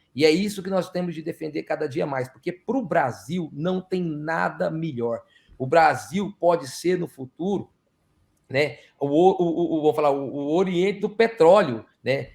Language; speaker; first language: Portuguese; native; Portuguese